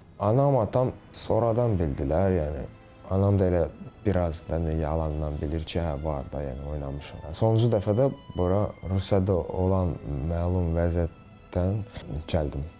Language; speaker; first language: Azerbaijani; early bilingual, heritage; Azerbaijani